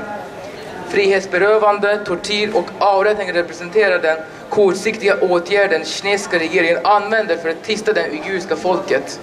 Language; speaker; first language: Swedish; non-native, learner; Uyghur